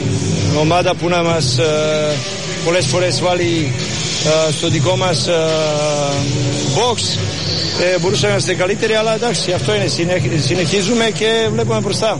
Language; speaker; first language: Greek; non-native, fluent; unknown